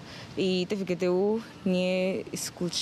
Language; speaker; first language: Russian; non-native, learner; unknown